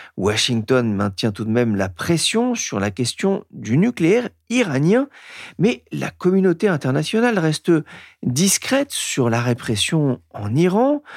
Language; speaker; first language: French; native; French